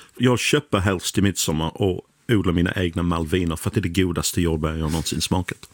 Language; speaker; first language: Swedish; non-native, fluent; English